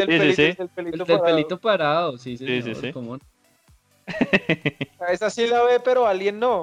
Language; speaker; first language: Spanish; native; Spanish